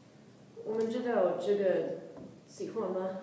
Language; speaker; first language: Chinese; non-native, learner; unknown